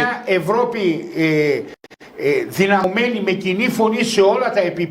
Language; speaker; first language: Greek; native; Greek